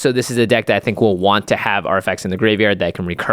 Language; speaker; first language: English; native; English